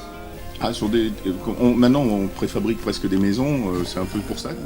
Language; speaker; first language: French; native; French